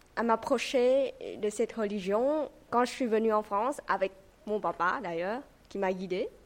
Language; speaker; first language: French; non-native, fluent; Vietnamese